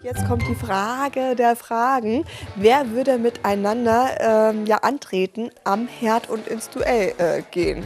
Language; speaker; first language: German; native; German